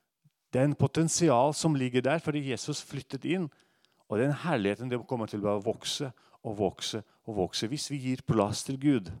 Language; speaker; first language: Norwegian; non-native, fluent; Russian